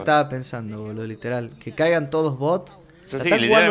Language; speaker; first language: Spanish; native; Spanish